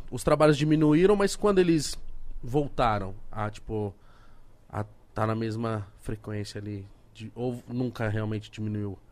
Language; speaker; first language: Portuguese; native; Portuguese